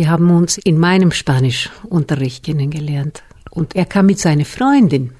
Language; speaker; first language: German; non-native, fluent; Spanish